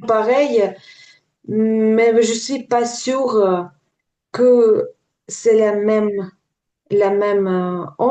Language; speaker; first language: French; non-native, learner; Ukrainian